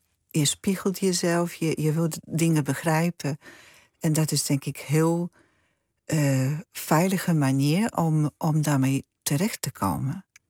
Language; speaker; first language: Dutch; non-native, fluent; Polish